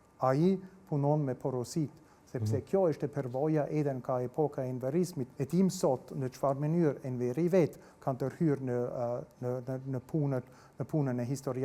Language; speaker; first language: Albanian; non-native, fluent; German